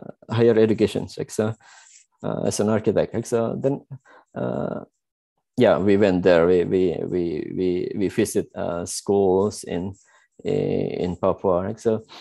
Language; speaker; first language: English; non-native, fluent; Javanese